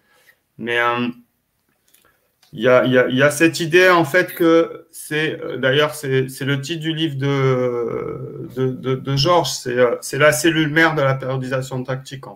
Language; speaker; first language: French; native; French